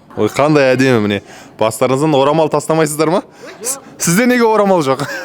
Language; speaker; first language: Kazakh; native; Kazakh